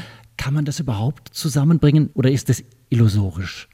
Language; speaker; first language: German; native; German